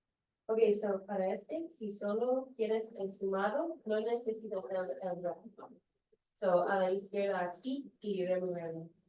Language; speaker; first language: Spanish; non-native, learner; English